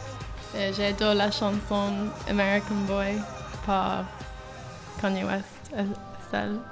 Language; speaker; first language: French; non-native, learner; English